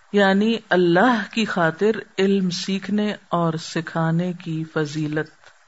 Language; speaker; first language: Urdu; native; Urdu